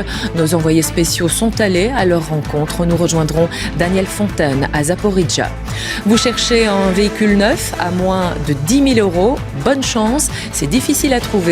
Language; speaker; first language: French; native; French